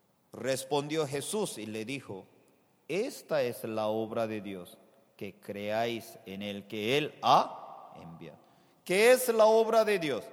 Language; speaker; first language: Spanish; non-native, fluent; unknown